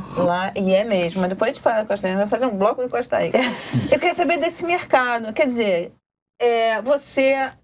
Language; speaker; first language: Portuguese; native; Portuguese